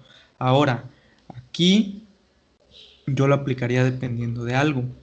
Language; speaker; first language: Spanish; native; Spanish